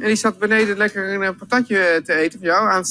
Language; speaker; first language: Dutch; native; Dutch